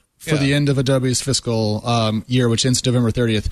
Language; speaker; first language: English; native; English